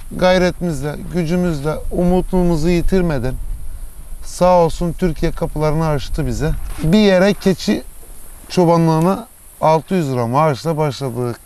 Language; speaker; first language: Turkish; early bilingual, heritage; Turkish